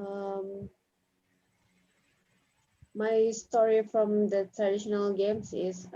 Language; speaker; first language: English; non-native, learner; Indonesian